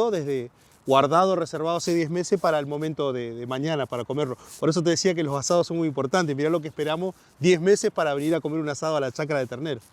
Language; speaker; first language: Spanish; native; Spanish